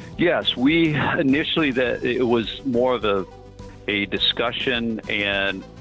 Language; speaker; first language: English; native; English